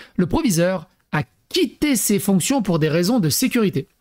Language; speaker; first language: French; native; French